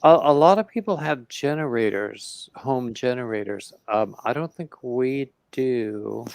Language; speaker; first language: English; native; English